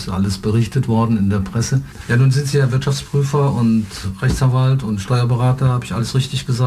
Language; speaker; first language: German; native; German